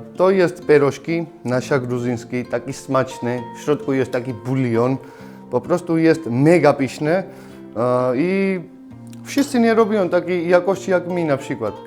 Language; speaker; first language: Polish; non-native, fluent; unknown